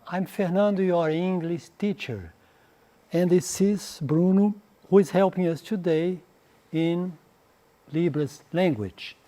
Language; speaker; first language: English; non-native, fluent; Portuguese